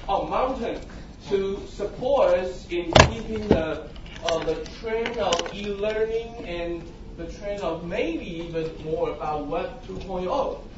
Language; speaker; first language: English; non-native, fluent; Chinese